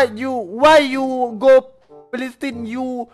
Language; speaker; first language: English; non-native, learner; Malay